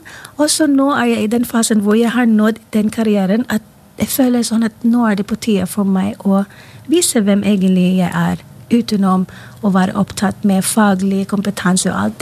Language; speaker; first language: Norwegian; non-native, fluent; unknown